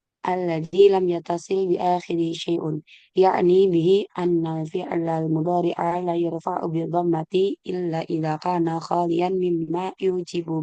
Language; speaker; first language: Arabic; non-native, learner; Indonesian